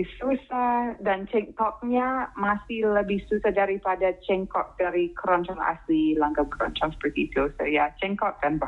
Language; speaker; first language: Indonesian; non-native, fluent; English